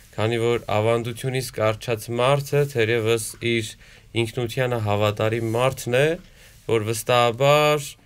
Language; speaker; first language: Armenian; native; Armenian